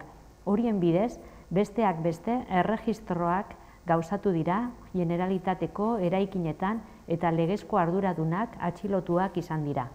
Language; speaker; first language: Basque; native; Basque